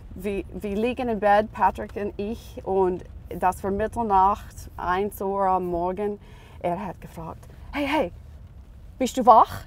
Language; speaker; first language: German; non-native, learner; English